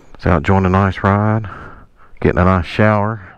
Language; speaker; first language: English; native; English